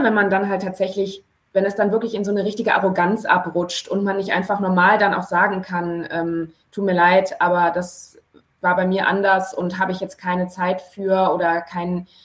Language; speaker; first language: German; native; German